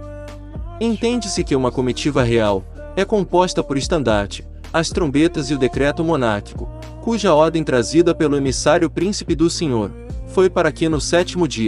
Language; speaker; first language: Portuguese; native; Portuguese